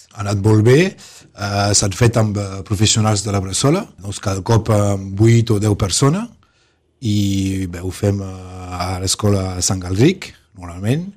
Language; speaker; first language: Catalan; non-native, local second language; French